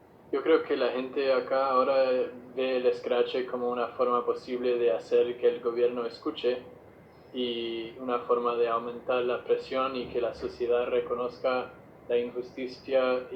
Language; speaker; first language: Spanish; non-native, fluent; English